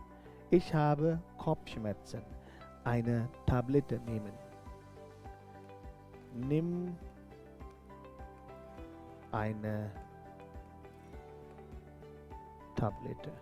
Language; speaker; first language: German; non-native, fluent; Hindi